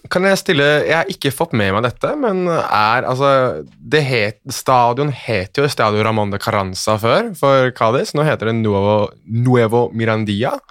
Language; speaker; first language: Norwegian; native; Norwegian